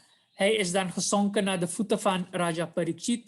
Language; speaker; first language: Dutch; non-native, local second language; Caribbean Hindustani